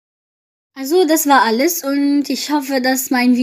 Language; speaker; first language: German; non-native, fluent; French